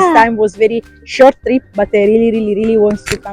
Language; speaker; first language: English; non-native, fluent; Italian